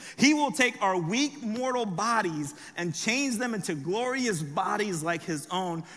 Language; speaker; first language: English; early bilingual, other home language; French